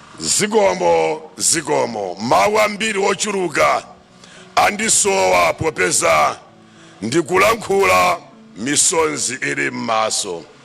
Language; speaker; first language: Nyanja; native; Nyanja